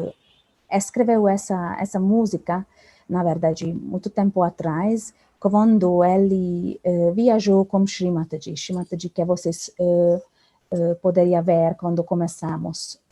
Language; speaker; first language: Portuguese; non-native, fluent; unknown